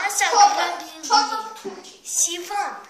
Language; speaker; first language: Russian; non-native, learner; Armenian